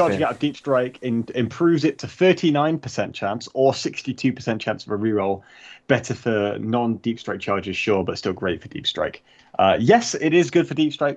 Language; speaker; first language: English; native; English